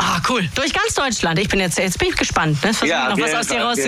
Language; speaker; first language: German; native; German